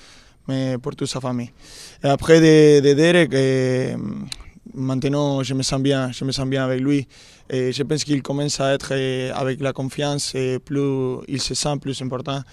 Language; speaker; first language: French; non-native, fluent; Spanish